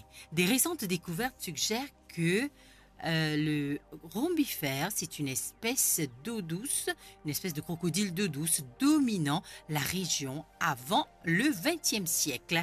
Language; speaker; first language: French; non-native, local second language; Morisyen